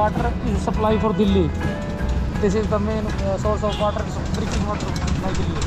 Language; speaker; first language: English; non-native, local second language; Hindi